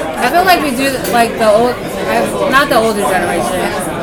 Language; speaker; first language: English; native; English